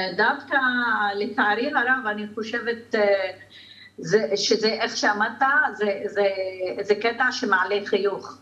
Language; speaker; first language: Hebrew; non-native, local second language; Arabic